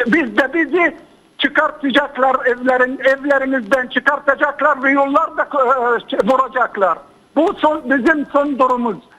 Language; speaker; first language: Turkish; non-native, fluent; Arabic